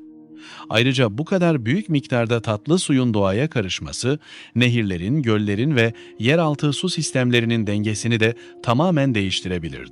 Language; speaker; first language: Turkish; native; Turkish